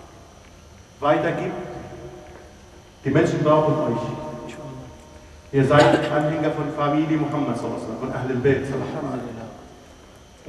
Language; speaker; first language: German; non-native, fluent; Arabic